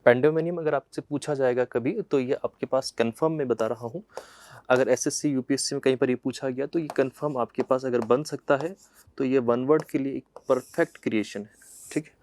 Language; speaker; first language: Hindi; native; Hindi